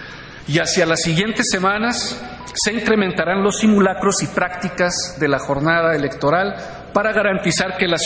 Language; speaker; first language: Spanish; native; Spanish